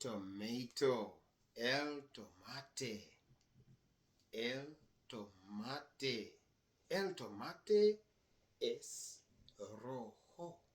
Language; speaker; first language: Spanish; non-native, learner; English